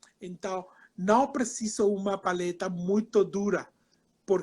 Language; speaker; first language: Portuguese; non-native, fluent; Spanish